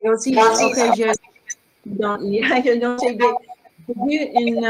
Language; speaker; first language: French; non-native, learner; English